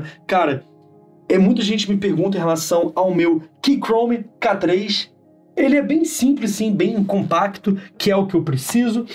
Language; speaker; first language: Portuguese; native; Portuguese